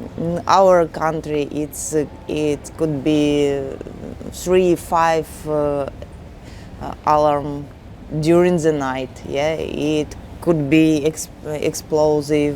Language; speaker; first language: English; non-native, learner; Ukrainian